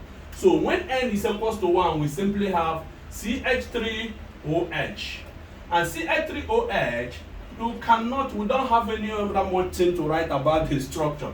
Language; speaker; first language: English; non-native, local second language; Igbo